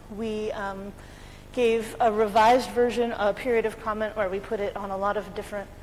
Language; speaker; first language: English; native; English